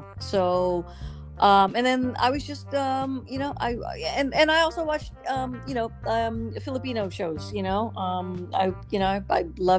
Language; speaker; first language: English; non-native, local second language; Filipino